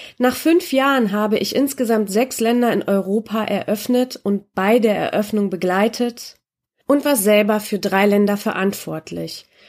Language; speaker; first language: German; early bilingual, other home language; Polish